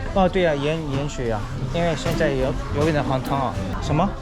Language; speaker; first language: Chinese; non-native, learner; Korean